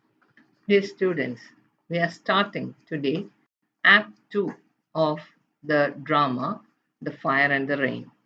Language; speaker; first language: English; non-native, local second language; Malayalam